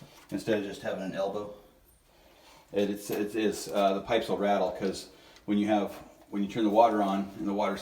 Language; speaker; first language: English; native; English